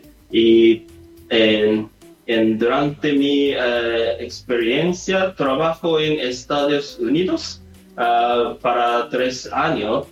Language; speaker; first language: Spanish; non-native, learner; Japanese